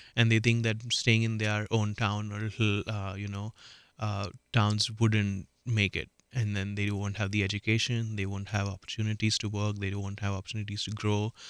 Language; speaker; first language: English; non-native, local second language; Marathi